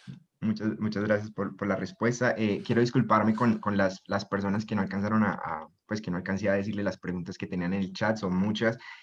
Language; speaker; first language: Spanish; native; Spanish